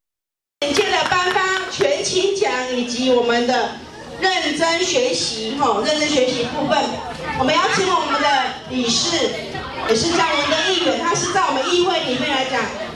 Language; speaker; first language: Chinese; native; Chinese